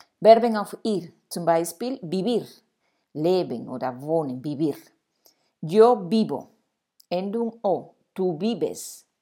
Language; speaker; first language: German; non-native, fluent; Spanish